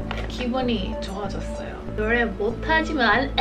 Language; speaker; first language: Korean; non-native, fluent; English